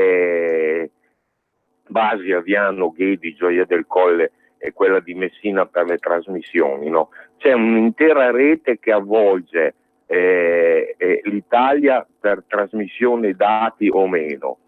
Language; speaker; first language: Italian; native; Italian